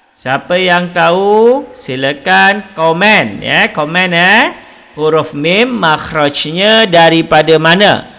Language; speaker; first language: Malay; native; Malay